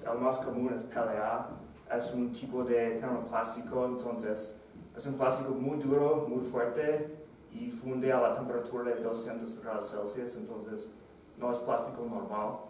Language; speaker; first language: Spanish; non-native, fluent; English